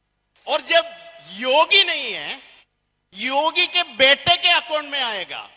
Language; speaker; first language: Hindi; non-native, fluent; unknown